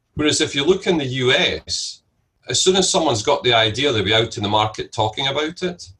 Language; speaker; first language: English; native; English